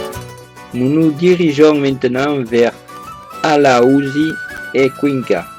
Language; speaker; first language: French; native; French